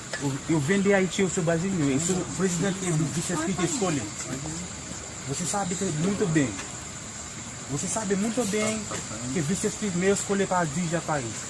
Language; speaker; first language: Portuguese; non-native, learner; Haitian Creole